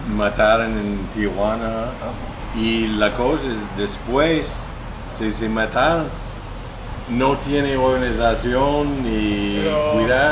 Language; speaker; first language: Spanish; non-native, learner; English